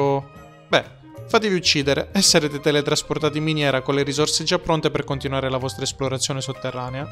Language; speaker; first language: Italian; native; Italian